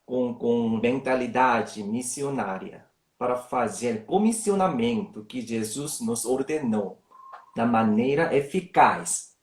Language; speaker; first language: Portuguese; non-native, learner; Korean